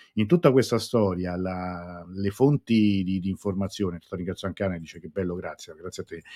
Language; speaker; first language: Italian; native; Italian